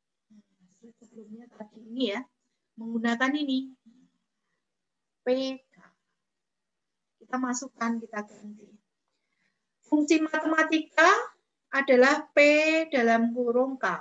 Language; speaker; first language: Indonesian; native; Indonesian